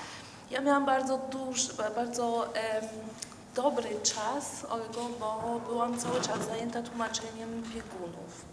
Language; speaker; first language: Polish; non-native, fluent; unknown